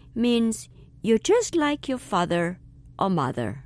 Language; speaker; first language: English; non-native, fluent; Vietnamese